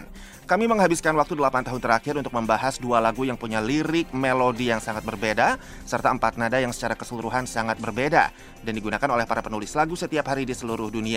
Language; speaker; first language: Indonesian; native; Indonesian